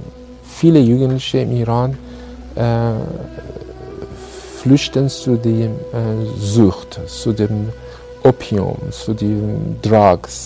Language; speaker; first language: German; non-native, fluent; Persian